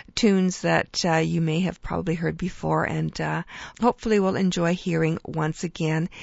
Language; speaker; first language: English; native; English